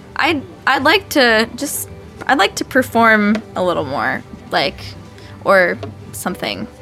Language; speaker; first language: English; native; English